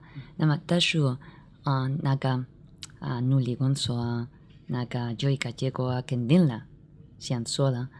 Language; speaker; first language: Chinese; non-native, learner; Spanish